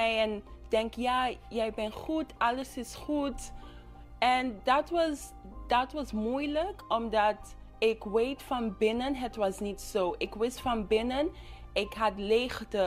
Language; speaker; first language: Dutch; non-native, local second language; English